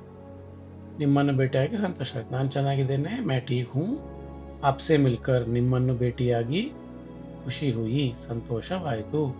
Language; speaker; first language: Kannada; non-native, local second language; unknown